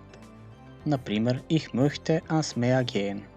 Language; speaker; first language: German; non-native, fluent; Macedonian